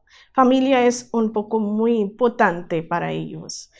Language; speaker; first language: Spanish; non-native, learner; Bangla